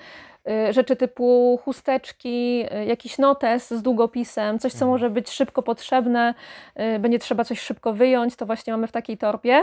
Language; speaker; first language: Polish; native; Polish